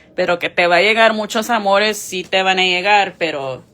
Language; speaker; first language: Spanish; early bilingual, heritage; Spanish